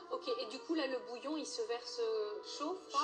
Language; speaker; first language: French; native; French